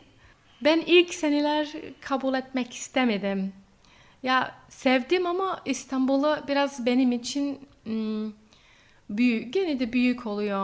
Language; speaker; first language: Turkish; non-native, learner; English